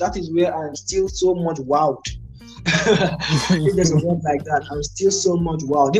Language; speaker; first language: English; non-native, local second language; Igbo